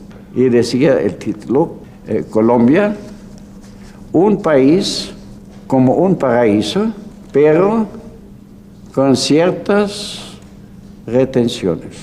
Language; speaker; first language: Spanish; non-native, fluent; German